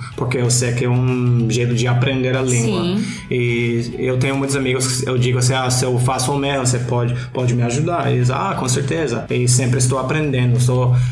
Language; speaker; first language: Portuguese; non-native, fluent; English